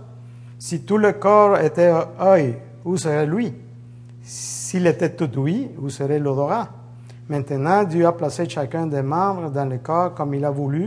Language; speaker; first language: French; native; French